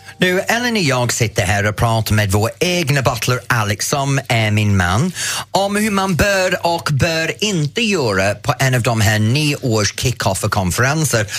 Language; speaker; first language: Swedish; non-native, fluent; English